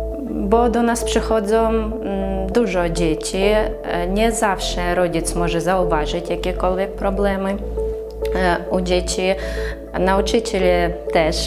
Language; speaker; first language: Polish; non-native, fluent; Russian